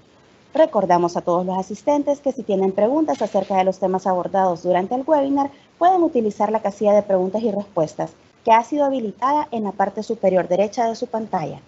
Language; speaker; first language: Spanish; native; Spanish